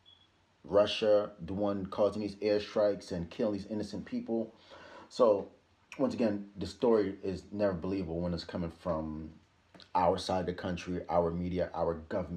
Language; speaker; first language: English; native; English